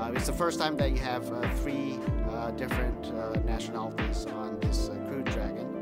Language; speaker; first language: English; non-native, fluent; Japanese